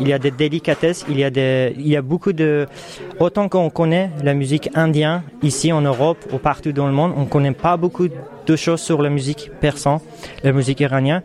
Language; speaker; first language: French; non-native, fluent; Persian